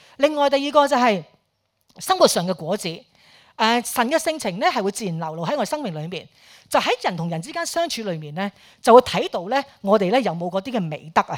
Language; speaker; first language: Chinese; non-native, local second language; Cantonese